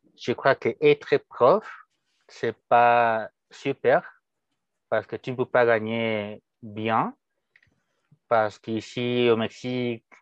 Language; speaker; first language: French; non-native, fluent; Spanish